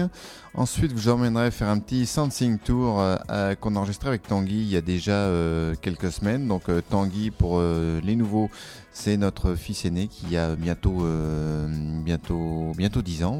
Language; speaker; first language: French; native; French